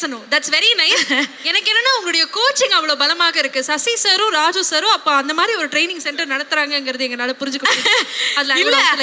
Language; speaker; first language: Tamil; native; Tamil